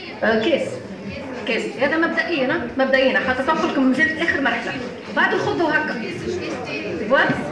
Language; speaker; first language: Arabic; native; Arabic